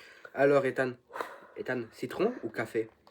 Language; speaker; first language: French; native; French